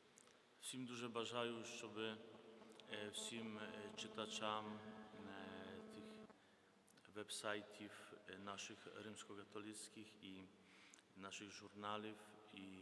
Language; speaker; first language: Ukrainian; non-native, fluent; Polish